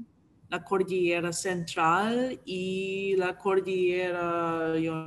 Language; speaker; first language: Spanish; non-native, learner; English